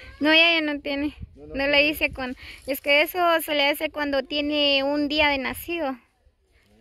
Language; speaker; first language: Spanish; native; Spanish